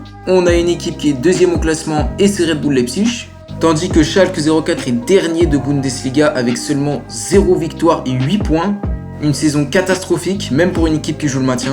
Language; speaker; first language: French; native; French